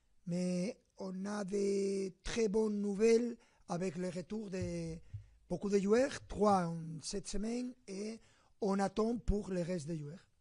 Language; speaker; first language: French; non-native, fluent; Spanish